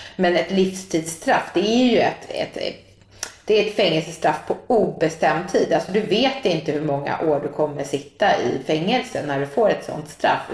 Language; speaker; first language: Swedish; native; Swedish